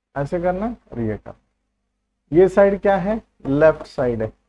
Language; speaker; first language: Hindi; non-native, local second language; Marathi